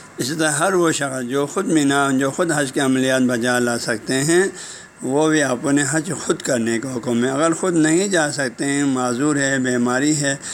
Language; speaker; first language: Urdu; non-native, local second language; Balti